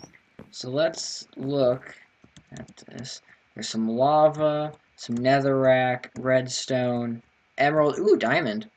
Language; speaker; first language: English; native; English